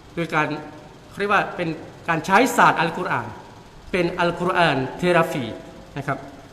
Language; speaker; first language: Thai; non-native, local second language; Malay